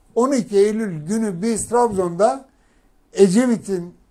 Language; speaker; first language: Turkish; native; Turkish